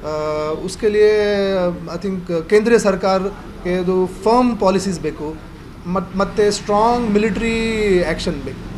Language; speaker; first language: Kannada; non-native, learner; Kashmiri